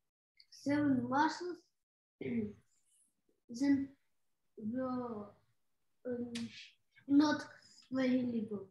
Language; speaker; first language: English; non-native, learner; Russian